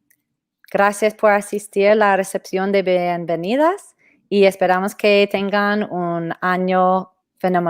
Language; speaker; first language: Spanish; non-native, fluent; English